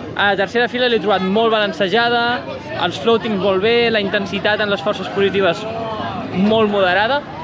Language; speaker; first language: Catalan; native; Catalan